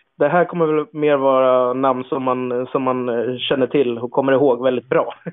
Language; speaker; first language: Swedish; native; Swedish